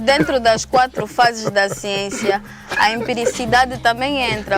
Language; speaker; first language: Portuguese; native; Portuguese